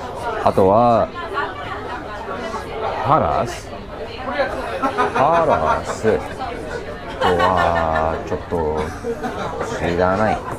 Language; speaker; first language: Japanese; non-native, learner; English